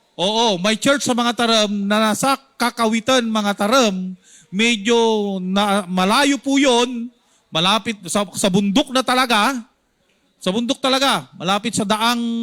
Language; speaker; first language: Filipino; non-native, local second language; Iloko